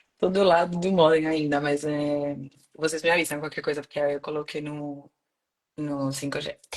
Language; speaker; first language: Portuguese; non-native, fluent; Spanish